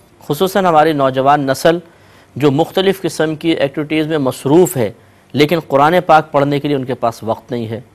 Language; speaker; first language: Urdu; native; Urdu